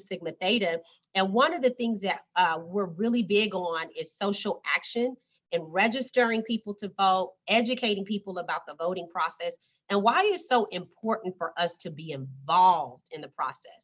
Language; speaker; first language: English; native; English